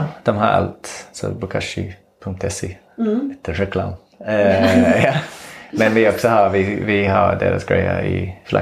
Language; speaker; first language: Swedish; non-native, fluent; English